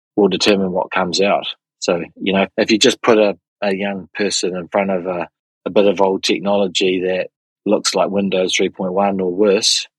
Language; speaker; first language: English; native; English